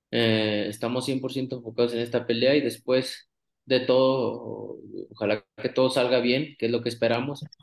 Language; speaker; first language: Spanish; native; Spanish